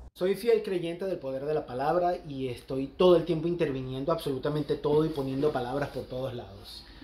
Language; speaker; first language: Spanish; native; Spanish